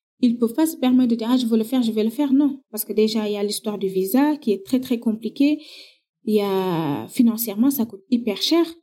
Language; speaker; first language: French; non-native, local second language; Wolof